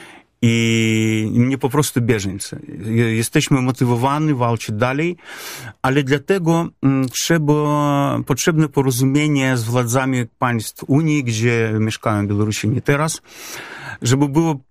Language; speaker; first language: Polish; non-native, fluent; Belarusian